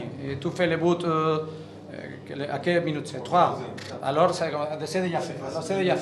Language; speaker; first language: French; non-native, learner; Catalan